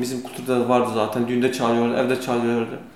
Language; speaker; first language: Turkish; non-native, learner; Kurdish